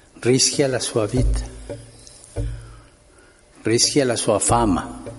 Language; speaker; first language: Italian; non-native, fluent; Spanish